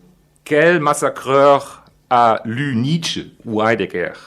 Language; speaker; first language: French; non-native, fluent; German